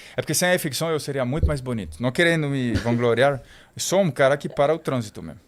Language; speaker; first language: Portuguese; non-native, fluent; French